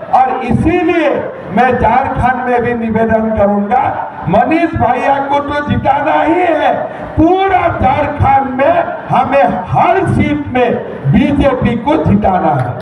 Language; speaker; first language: Hindi; non-native, local second language; Assamese